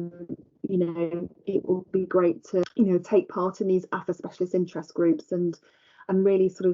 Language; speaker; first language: English; native; English